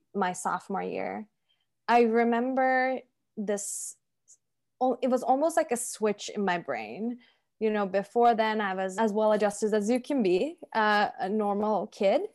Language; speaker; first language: English; non-native, fluent; Turkish